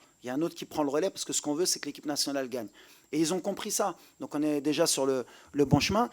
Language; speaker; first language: French; native; French